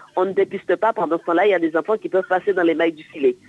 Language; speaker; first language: French; native; French